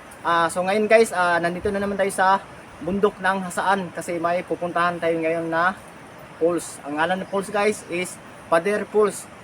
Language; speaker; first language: Filipino; non-native, local second language; Cebuano